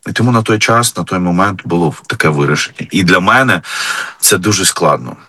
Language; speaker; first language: Ukrainian; non-native, fluent; Arabic